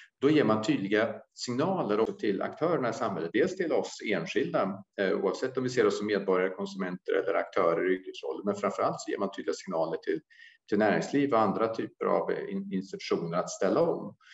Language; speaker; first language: Swedish; native; Swedish